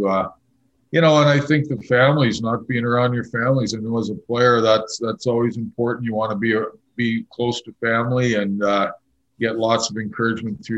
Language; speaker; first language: English; native; English